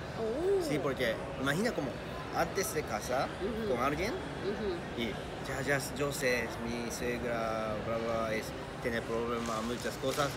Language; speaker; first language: Spanish; non-native, learner; Japanese